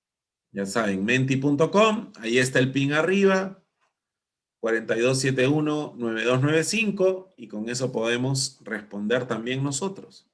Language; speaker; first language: Spanish; native; Spanish